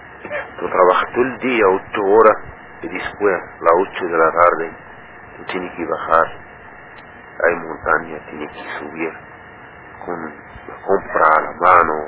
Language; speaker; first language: Spanish; non-native, learner; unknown